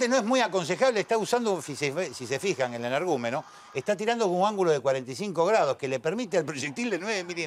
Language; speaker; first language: Spanish; native; Spanish